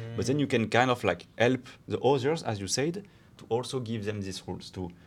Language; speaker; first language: English; non-native, fluent; French